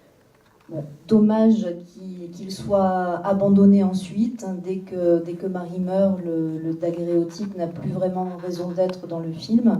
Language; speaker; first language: French; native; French